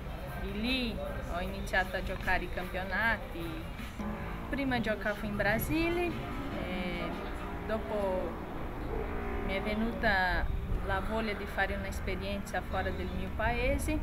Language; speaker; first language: Italian; non-native, fluent; Portuguese